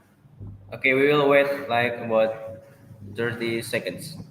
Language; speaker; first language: English; non-native, learner; Indonesian